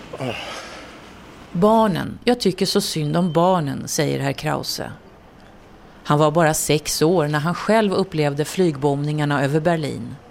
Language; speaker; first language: Swedish; native; Swedish